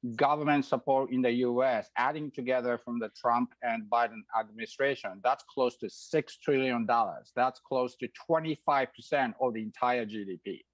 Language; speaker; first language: English; non-native, fluent; Croatian